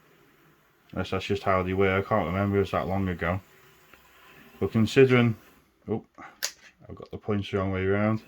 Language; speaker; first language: English; native; English